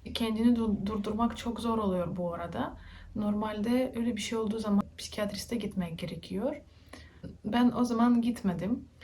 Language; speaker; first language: Turkish; non-native, learner; Russian